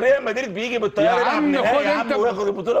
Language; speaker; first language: Arabic; native; Arabic